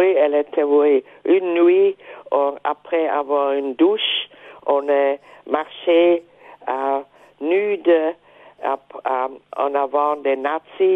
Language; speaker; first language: French; non-native, fluent; German